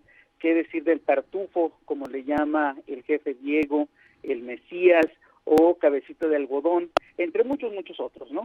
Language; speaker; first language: Spanish; native; Spanish